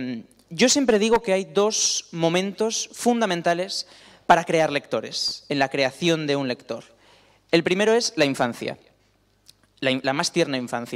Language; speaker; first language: Spanish; native; Spanish